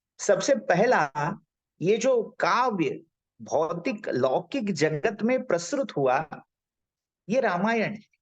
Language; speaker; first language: Hindi; non-native, local second language; Marathi